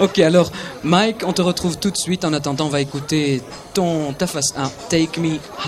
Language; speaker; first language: French; native; French